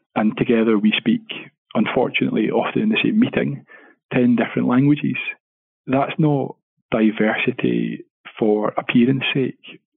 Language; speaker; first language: English; native; English